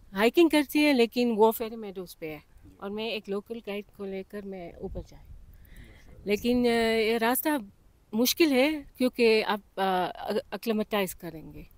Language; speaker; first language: Hindi; early bilingual, heritage; Hindi